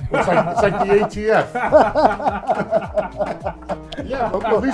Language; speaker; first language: English; native; English